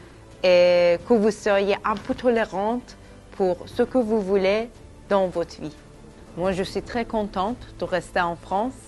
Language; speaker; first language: French; non-native, fluent; Persian